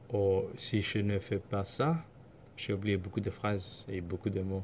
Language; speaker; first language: French; non-native, learner; Somali